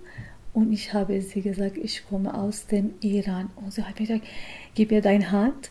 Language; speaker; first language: German; non-native, learner; Persian